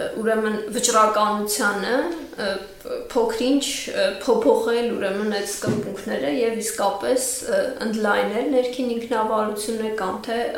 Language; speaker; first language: Armenian; native; Armenian